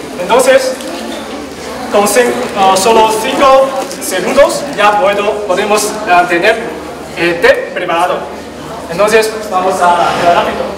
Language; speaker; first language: Spanish; non-native, learner; Chinese